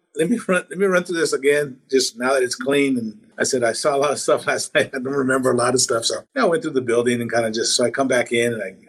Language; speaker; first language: English; native; English